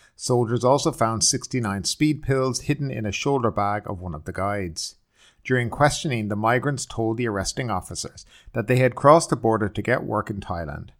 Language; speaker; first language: English; native; English